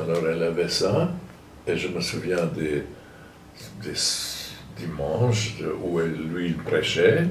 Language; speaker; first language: French; non-native, fluent; German